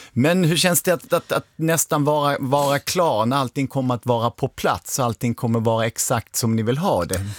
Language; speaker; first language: Swedish; native; Swedish